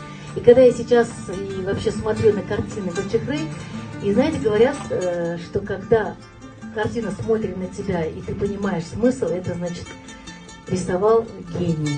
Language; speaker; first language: Russian; native; Russian